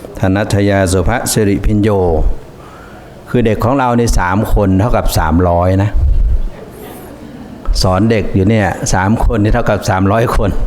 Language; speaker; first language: Thai; native; Thai